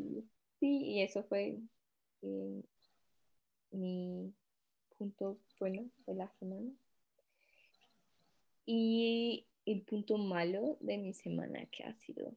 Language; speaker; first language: Spanish; early bilingual, heritage; Spanish